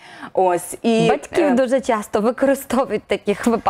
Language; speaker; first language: Ukrainian; native; Ukrainian